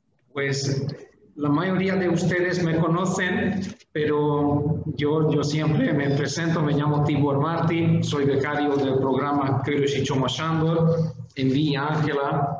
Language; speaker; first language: Spanish; non-native, fluent; Hungarian